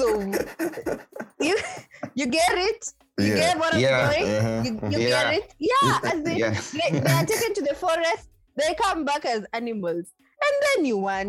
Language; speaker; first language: English; non-native, local second language; Swahili